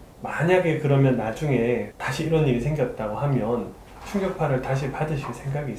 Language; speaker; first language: Korean; native; Korean